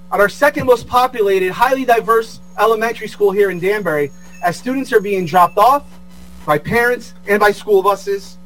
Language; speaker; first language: English; early bilingual, other home language; Portuguese